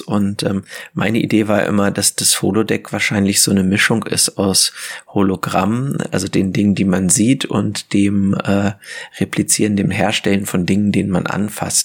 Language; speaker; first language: German; native; German